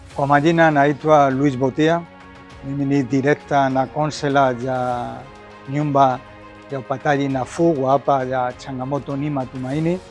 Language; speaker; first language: Swahili; non-native, fluent; Spanish